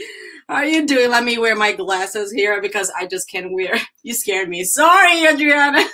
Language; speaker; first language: English; non-native, fluent; Portuguese